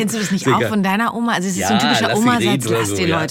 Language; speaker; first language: German; native; German